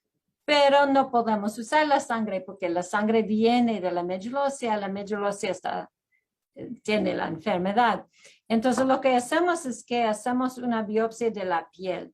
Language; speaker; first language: Spanish; early bilingual, heritage; Spanish